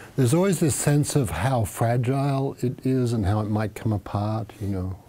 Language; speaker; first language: English; native; English